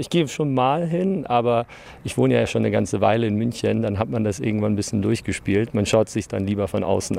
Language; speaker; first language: German; non-native, fluent; English